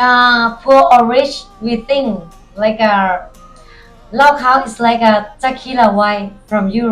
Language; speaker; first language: English; non-native, learner; Thai